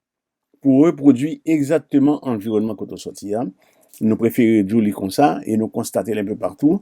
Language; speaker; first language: French; non-native, local second language; Haitian Creole